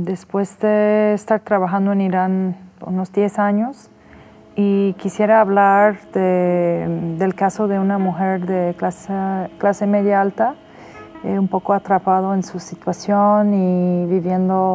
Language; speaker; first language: Spanish; non-native, fluent; Persian